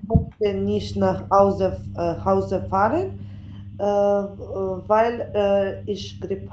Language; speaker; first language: German; non-native, learner; Macedonian